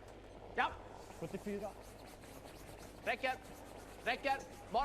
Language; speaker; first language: Swedish; native; Swedish